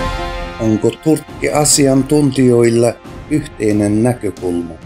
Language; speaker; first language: Finnish; non-native, fluent; Turkish